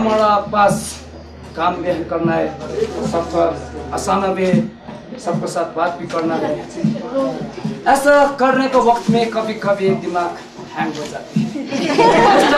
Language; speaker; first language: Hindi; non-native, fluent; Nepali